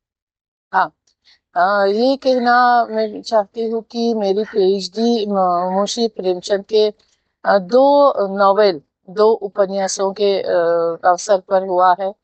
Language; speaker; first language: Hindi; non-native, fluent; Tajik